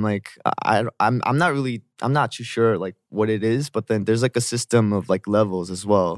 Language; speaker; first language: English; early bilingual, other home language; Korean